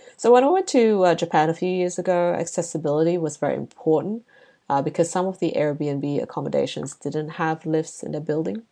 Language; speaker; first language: English; non-native, local second language; Chinese